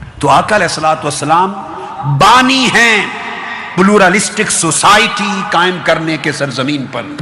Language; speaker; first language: Urdu; non-native, local second language; Punjabi